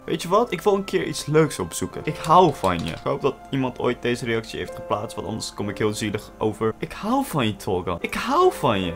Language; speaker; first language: Dutch; early bilingual, other home language; Turkish